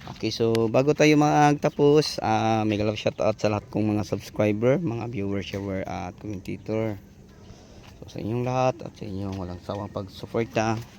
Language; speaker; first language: Filipino; native; Filipino